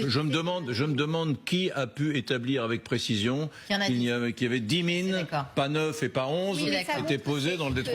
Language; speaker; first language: French; native; French